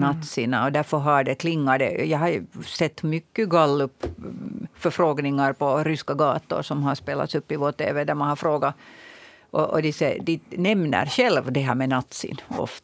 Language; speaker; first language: Swedish; native; Swedish